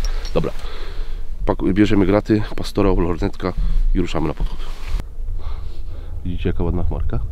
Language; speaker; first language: Polish; native; Polish